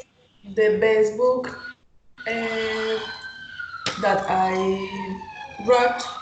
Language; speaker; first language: English; non-native, learner; Spanish